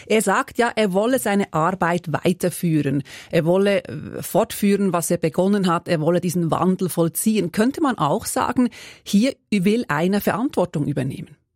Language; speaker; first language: German; native; German